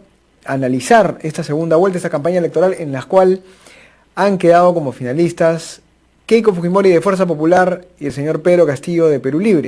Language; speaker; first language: Spanish; native; Spanish